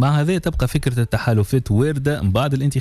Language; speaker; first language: Arabic; native; Arabic